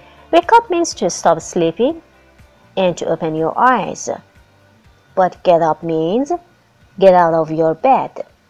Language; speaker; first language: English; non-native, fluent; Persian